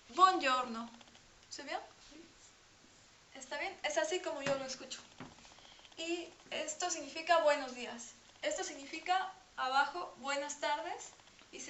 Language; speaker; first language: Spanish; non-native, fluent; French